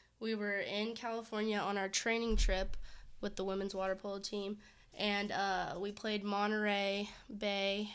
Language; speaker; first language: English; native; English